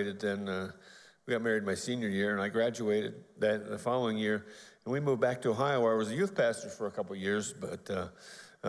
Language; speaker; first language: English; native; English